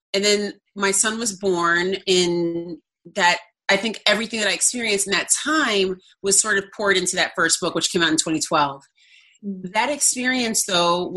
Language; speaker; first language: English; native; English